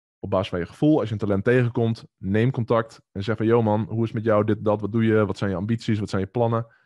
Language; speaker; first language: Dutch; native; Dutch